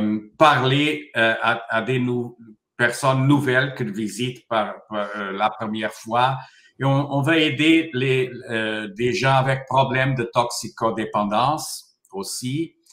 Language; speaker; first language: French; non-native, fluent; Portuguese